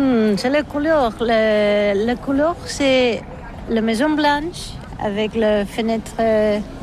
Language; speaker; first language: French; non-native, learner; Catalan